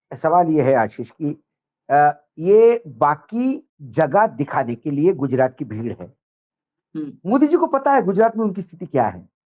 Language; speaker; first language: Hindi; non-native, local second language; Marathi